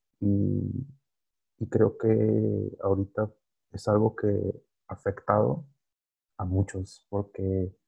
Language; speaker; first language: Spanish; native; Spanish